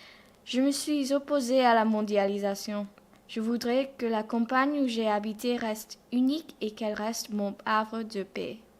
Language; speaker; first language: French; non-native, fluent; English